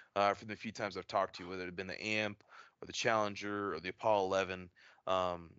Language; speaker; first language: English; native; English